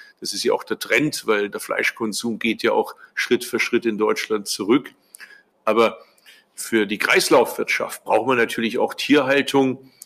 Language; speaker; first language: German; early bilingual, other home language; Turkish